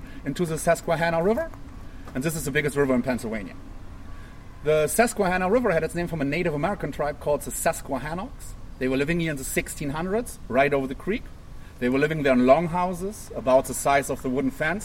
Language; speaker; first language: English; non-native, fluent; German